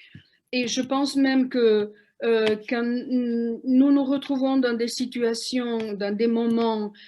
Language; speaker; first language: French; non-native, fluent; Spanish